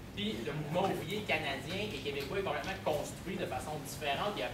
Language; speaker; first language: French; native; French